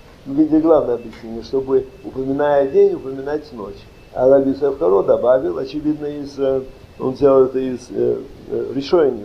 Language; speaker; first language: Russian; native; Russian